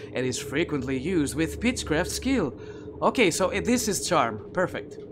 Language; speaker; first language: English; non-native, fluent; Greek